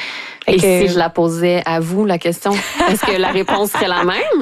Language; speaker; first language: French; native; French